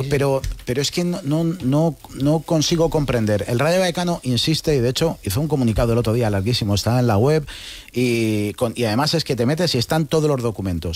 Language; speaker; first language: Spanish; native; Spanish